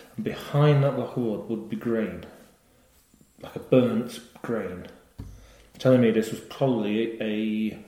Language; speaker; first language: English; native; English